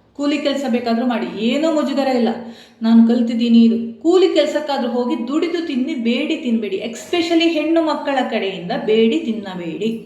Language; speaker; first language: Kannada; non-native, local second language; Tulu